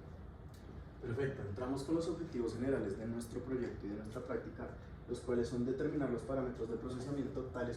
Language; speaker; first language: Spanish; native; Spanish